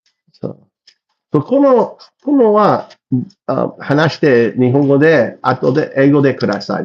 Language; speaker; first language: Japanese; non-native, learner; English